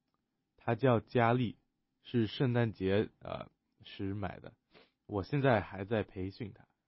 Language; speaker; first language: Chinese; early bilingual, heritage; Chinese